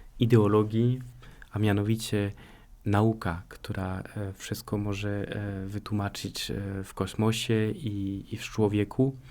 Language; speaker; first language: Polish; non-native, fluent; French